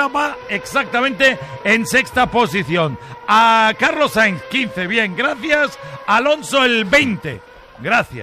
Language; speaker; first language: Spanish; native; Spanish